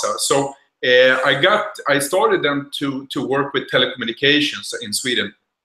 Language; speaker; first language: English; non-native, fluent; Swedish